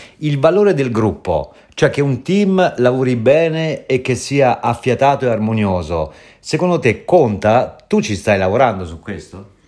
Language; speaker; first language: Italian; native; Italian